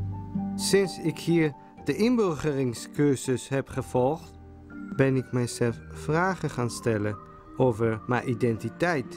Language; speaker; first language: Dutch; non-native, fluent; Hebrew